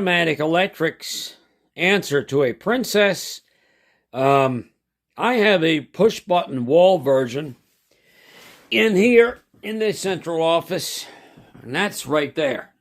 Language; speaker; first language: English; native; English